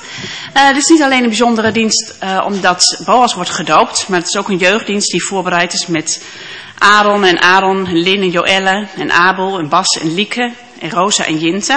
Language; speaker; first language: Dutch; native; Dutch